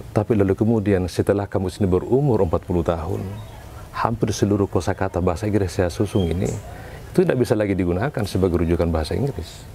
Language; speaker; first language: Indonesian; non-native, local second language; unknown